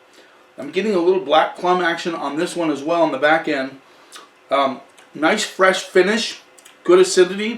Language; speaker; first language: English; native; English